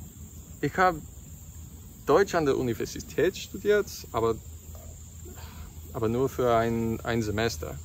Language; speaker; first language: German; non-native, learner; English